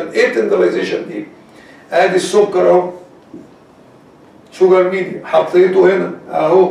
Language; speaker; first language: Arabic; native; Arabic